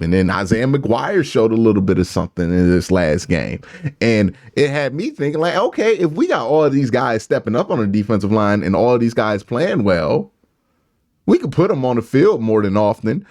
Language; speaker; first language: English; native; English